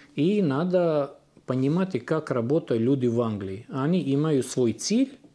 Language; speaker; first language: Russian; non-native, fluent; Serbian